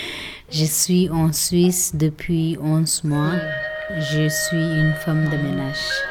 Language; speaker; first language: French; non-native, learner; Tibetan